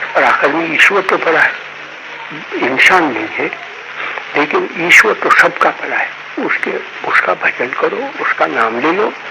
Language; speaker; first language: Hindi; non-native, local second language; Gujarati